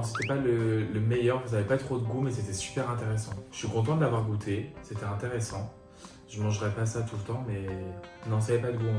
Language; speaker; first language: French; native; French